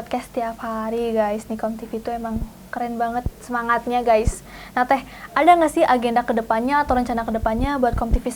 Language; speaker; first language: Indonesian; native; Indonesian